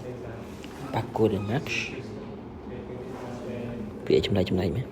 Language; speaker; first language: French; non-native, learner; Khmer